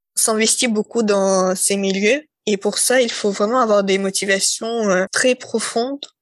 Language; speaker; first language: French; non-native, fluent; Russian